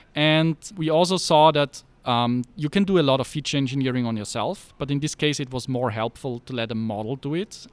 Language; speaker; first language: English; non-native, fluent; German